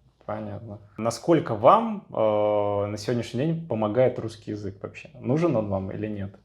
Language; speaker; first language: Russian; native; Russian